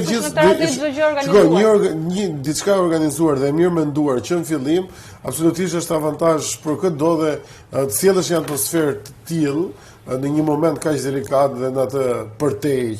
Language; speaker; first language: Albanian; native; Albanian